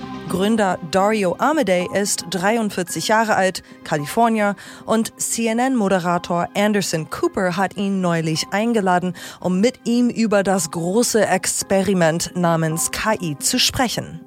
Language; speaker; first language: German; non-native, fluent; English